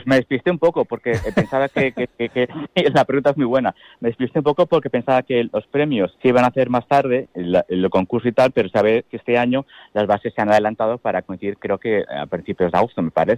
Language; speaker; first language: Spanish; native; Spanish